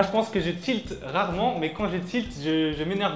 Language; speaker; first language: French; native; French